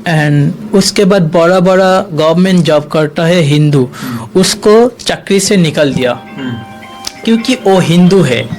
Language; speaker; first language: Hindi; non-native, learner; Bangla